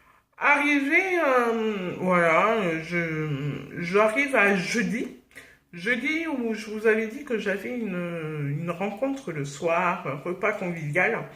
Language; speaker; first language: French; native; French